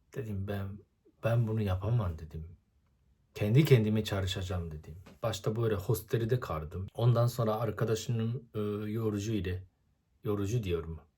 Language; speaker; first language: Turkish; non-native, fluent; Japanese